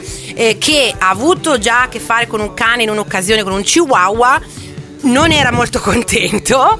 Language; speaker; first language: Italian; native; Italian